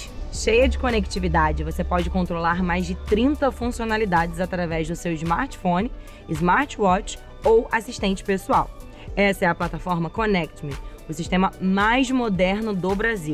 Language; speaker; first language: Portuguese; native; Portuguese